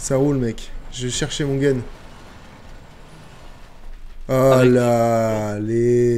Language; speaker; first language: French; native; French